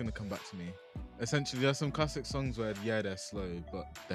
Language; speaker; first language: English; non-native, local second language; Yoruba